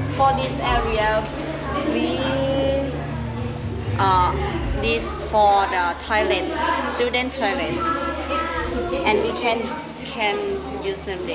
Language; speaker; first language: English; non-native, learner; Thai